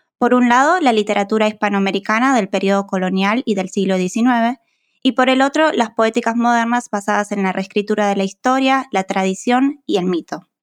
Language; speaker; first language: Spanish; native; Spanish